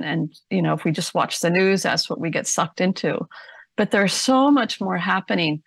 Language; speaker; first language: English; native; English